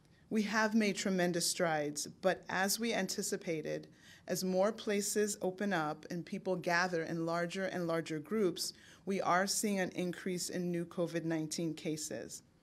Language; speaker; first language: English; native; English